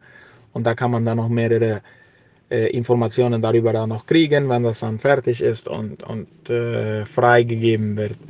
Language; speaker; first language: German; early bilingual, heritage; German